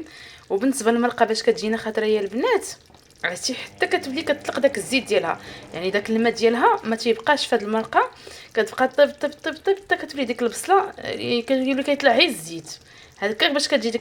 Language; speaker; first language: Arabic; native; Arabic